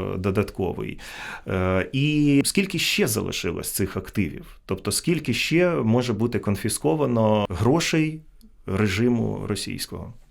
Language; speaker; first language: Ukrainian; native; Ukrainian